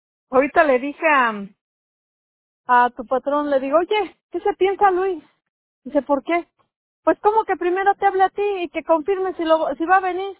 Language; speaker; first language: Spanish; native; Spanish